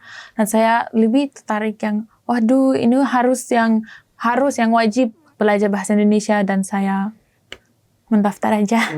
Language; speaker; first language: Indonesian; non-native, learner; German